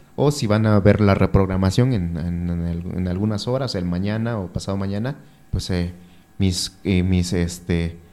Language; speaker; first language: Spanish; non-native, local second language; Mixtepec Mixtec